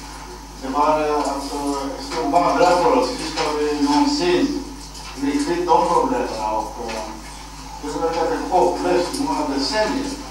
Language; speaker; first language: Swedish; non-native, fluent; Greek